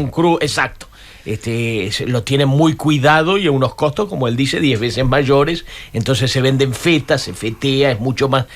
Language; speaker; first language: Spanish; native; Spanish